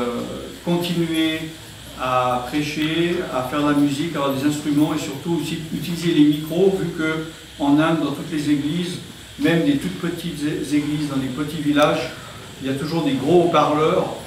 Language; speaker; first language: French; native; French